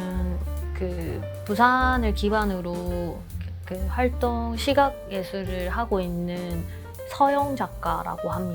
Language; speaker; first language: Korean; native; Korean